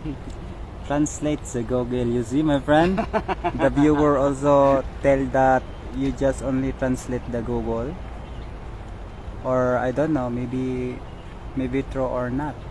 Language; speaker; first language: English; non-native, learner; Filipino